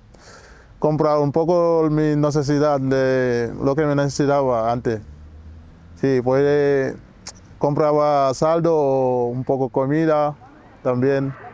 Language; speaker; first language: Spanish; non-native, learner; Wolof